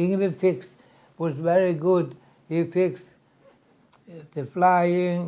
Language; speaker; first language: English; non-native, learner; Swedish